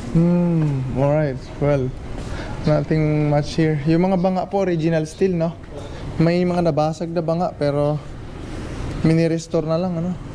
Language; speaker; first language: Filipino; native; Filipino